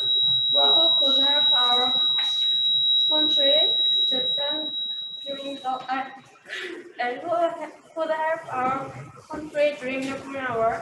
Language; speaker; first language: English; non-native, learner; Korean